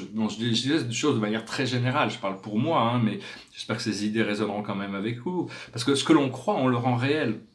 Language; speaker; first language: French; native; French